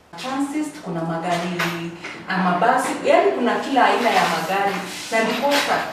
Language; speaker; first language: Swahili; non-native, local second language; Kalenjin